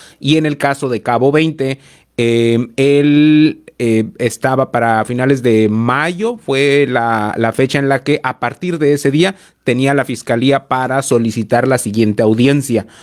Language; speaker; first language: Spanish; native; Spanish